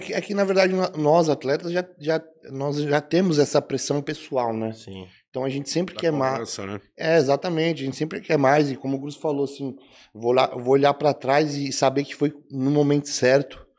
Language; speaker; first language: Portuguese; native; Portuguese